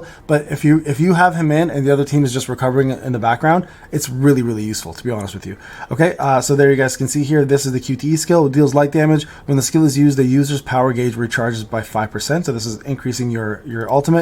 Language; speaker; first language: English; native; English